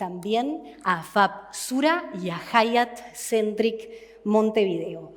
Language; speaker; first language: Spanish; native; Spanish